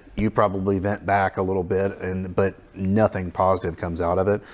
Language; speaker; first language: English; native; English